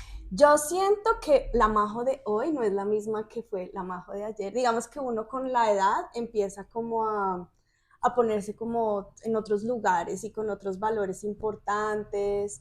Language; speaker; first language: Spanish; native; Spanish